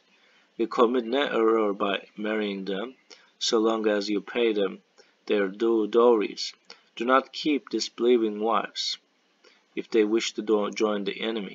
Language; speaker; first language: English; non-native, fluent; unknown